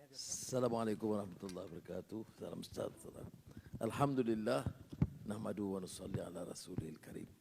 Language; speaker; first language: Malay; native; Malay